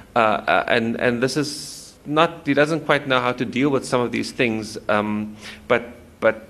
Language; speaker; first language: English; native; English